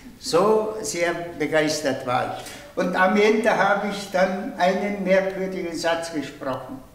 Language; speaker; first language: German; non-native, fluent; Tuvinian